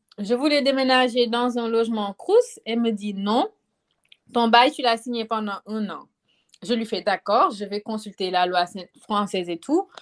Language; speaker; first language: French; non-native, local second language; Wolof